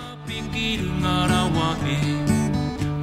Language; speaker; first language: Māori; non-native, learner; English